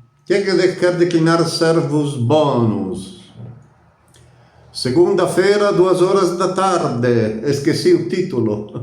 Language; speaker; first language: Portuguese; non-native, fluent; Italian